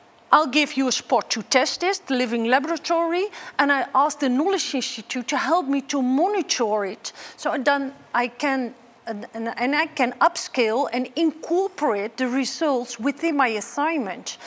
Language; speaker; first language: English; non-native, fluent; Dutch